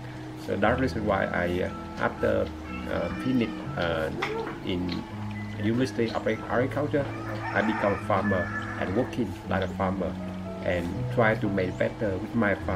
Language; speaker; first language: English; non-native, learner; Vietnamese